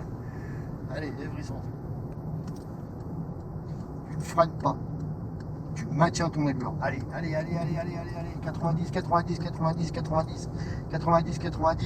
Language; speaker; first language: French; native; French